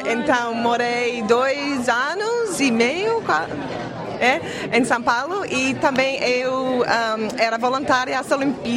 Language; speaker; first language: Portuguese; non-native, fluent; English